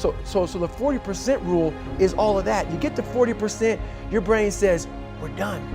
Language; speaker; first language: English; native; English